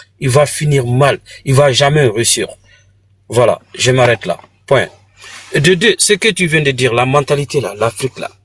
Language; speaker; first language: French; non-native, local second language; Bambara